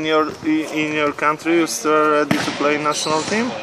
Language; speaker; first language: English; non-native, learner; Polish